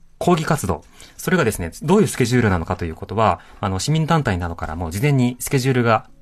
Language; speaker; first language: Japanese; native; Japanese